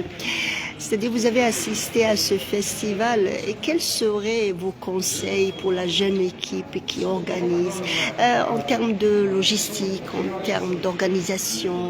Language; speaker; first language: French; non-native, local second language; Arabic